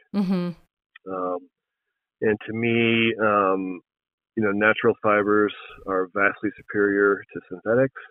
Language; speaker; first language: English; native; English